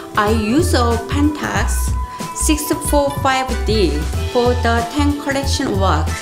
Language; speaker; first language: English; non-native, learner; Korean